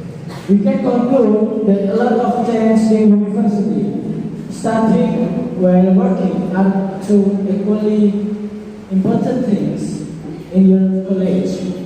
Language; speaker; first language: English; non-native, learner; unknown